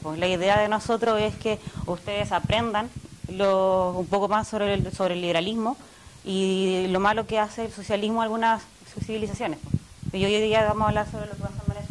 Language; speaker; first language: Spanish; native; Spanish